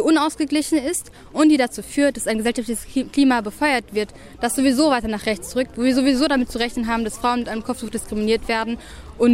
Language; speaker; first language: German; native; German